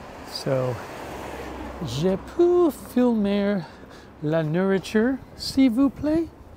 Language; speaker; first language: French; non-native, learner; English